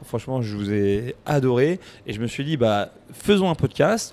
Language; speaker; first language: French; native; French